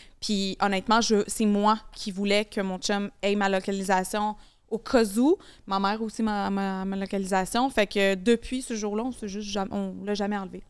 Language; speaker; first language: French; native; French